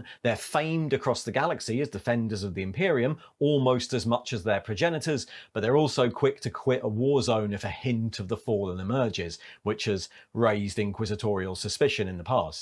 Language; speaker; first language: English; native; English